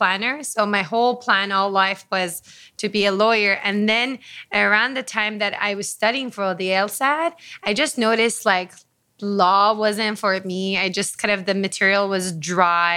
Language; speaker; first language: English; non-native, fluent; Persian